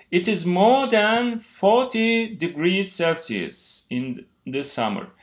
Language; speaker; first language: English; non-native, fluent; Turkish